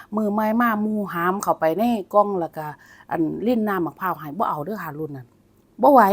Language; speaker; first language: Thai; native; Thai